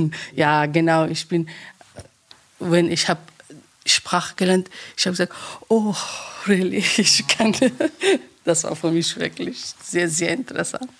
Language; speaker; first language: German; non-native, learner; Persian